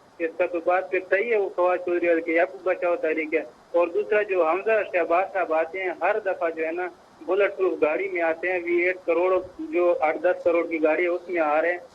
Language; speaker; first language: Urdu; non-native, local second language; Pashto